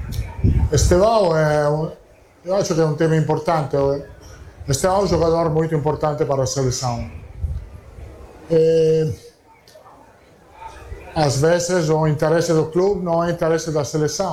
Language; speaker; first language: Portuguese; non-native, fluent; Italian